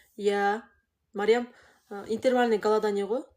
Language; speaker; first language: Russian; non-native, local second language; Kazakh